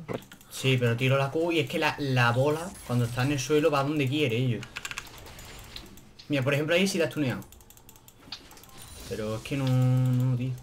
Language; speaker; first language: Spanish; native; Spanish